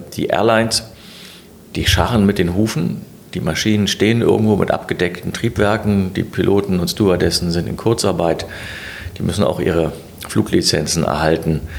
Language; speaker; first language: German; native; German